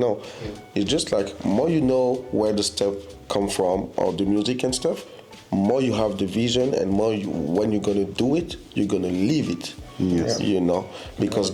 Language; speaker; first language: English; non-native, fluent; French